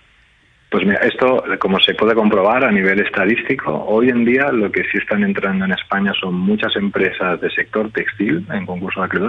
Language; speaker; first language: Spanish; native; Spanish